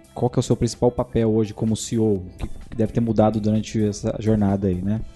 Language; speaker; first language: Portuguese; non-native, fluent; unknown